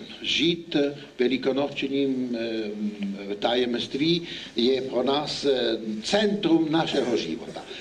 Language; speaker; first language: Czech; non-native, learner; Italian